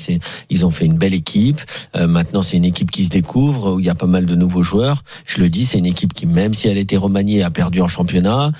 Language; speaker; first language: French; native; French